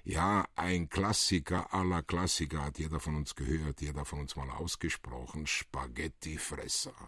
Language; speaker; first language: German; early bilingual, other home language; Italian